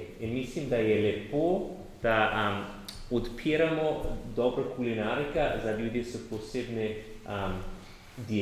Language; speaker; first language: Slovenian; non-native, learner; English